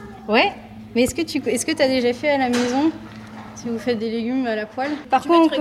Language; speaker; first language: French; native; French